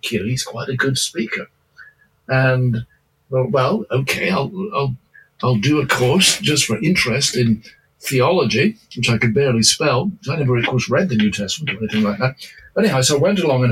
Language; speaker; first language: English; native; English